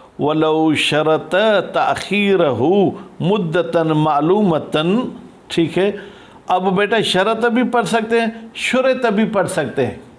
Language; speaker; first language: Urdu; non-native, local second language; Sindhi